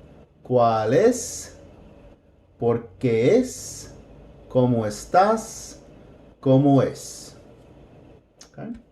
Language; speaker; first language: Spanish; non-native, fluent; English